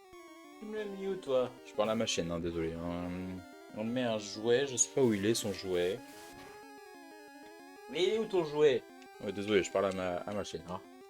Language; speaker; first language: French; native; French